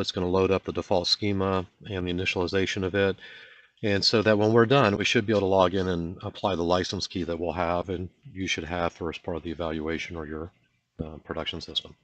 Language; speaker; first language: English; native; English